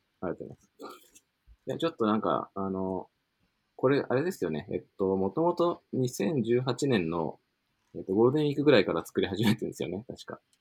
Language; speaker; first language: Japanese; native; Japanese